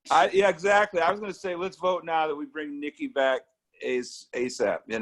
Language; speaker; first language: English; native; English